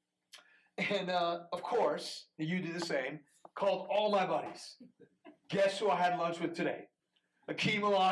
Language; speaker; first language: English; early bilingual, other home language; Persian